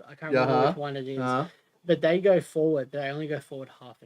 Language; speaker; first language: English; native; English